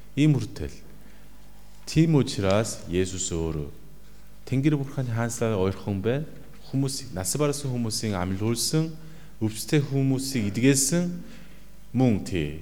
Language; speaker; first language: Mongolian; non-native, fluent; Korean